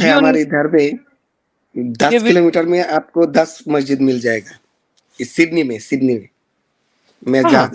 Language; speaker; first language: Hindi; non-native, learner; Bangla